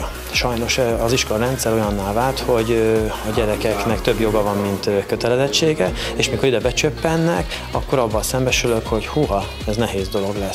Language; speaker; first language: Hungarian; native; Hungarian